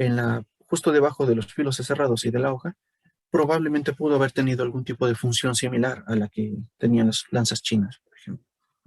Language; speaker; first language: Spanish; native; Spanish